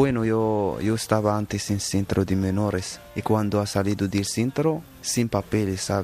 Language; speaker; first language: Spanish; non-native, learner; Arabic